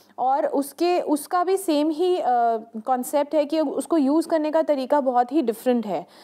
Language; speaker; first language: Hindi; native; Hindi